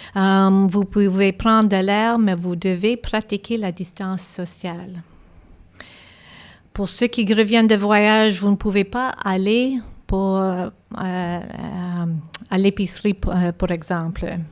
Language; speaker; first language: French; non-native, local second language; English